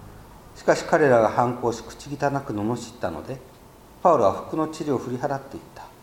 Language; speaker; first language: Japanese; native; Japanese